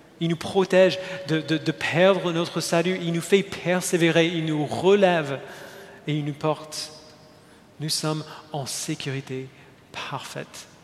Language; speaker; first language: French; non-native, fluent; English